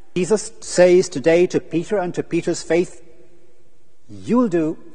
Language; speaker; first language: English; native; English